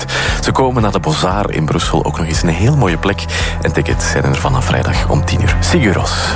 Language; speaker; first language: Dutch; native; Dutch